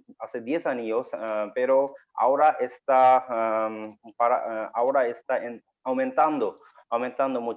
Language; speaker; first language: Spanish; non-native, learner; Bangla